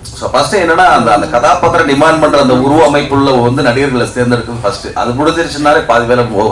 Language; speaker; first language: Tamil; native; Tamil